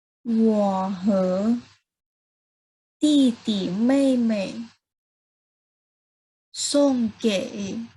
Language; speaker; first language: Chinese; non-native, fluent; Thai